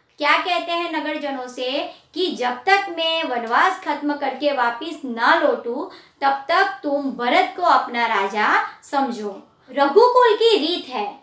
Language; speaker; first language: Hindi; non-native, local second language; Gujarati